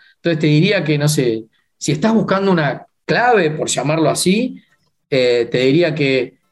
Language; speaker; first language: Spanish; native; Spanish